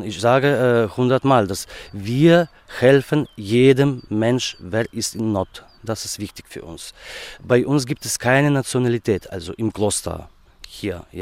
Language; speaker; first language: German; non-native, learner; Russian